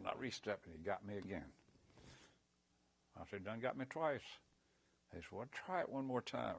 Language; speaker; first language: English; native; English